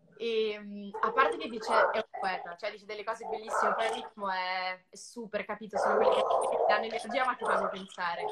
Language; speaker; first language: Italian; native; Italian